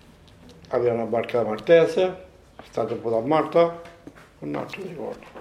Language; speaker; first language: Italian; non-native, local second language; Sicilian